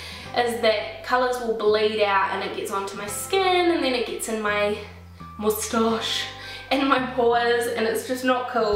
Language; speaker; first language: English; native; English